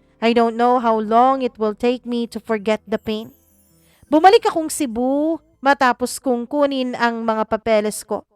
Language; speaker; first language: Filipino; non-native, local second language; Cebuano